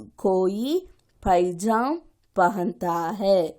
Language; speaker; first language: Hindi; non-native, local second language; Kannada